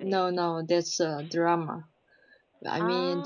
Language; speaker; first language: English; non-native, learner; Chinese